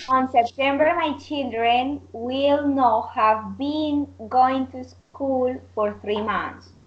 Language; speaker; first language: English; non-native, learner; Spanish